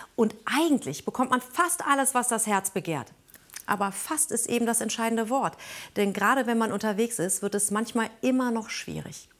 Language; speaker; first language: German; native; German